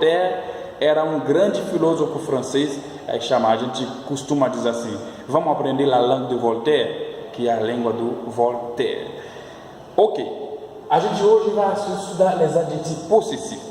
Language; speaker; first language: Portuguese; non-native, fluent; French